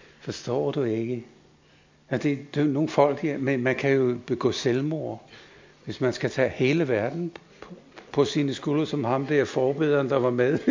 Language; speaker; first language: Danish; native; Danish